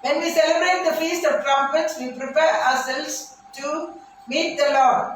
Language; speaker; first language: English; non-native, local second language; Tamil